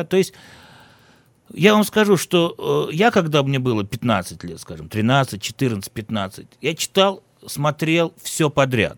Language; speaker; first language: Russian; native; Russian